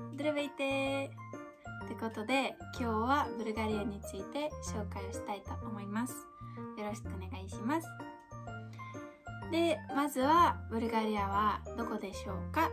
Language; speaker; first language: Japanese; non-native, fluent; Bulgarian